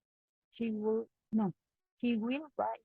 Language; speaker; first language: English; non-native, learner; Spanish